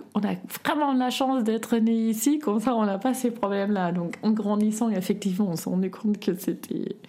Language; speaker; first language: French; non-native, fluent; German